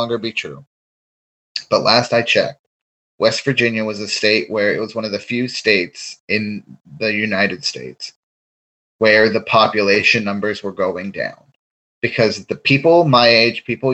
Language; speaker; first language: English; native; English